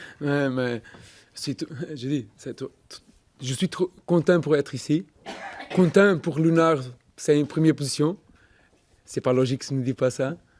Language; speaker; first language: French; non-native, fluent; Portuguese